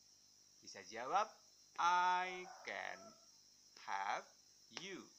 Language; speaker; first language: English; non-native, fluent; Indonesian